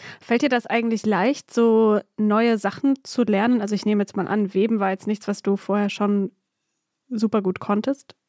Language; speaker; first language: German; native; German